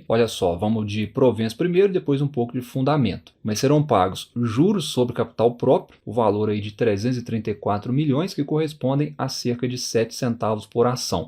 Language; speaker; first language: Portuguese; native; Portuguese